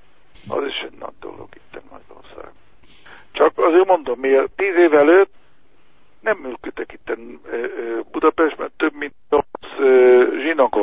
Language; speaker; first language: Hungarian; early bilingual, heritage; Hungarian